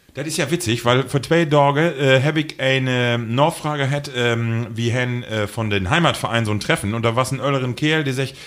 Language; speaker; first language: German; native; German